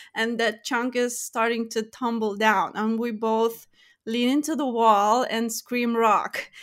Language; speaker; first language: English; non-native, fluent; Lithuanian